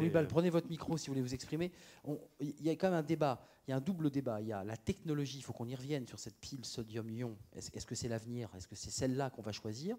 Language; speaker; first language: French; native; French